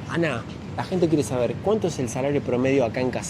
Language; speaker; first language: Spanish; native; Spanish